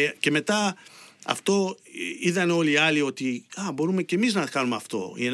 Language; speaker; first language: Greek; early bilingual, heritage; Greek